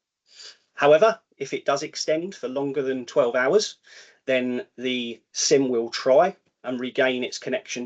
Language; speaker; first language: English; native; English